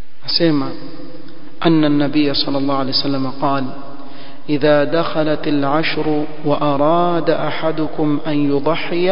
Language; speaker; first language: Arabic; non-native, fluent; Swahili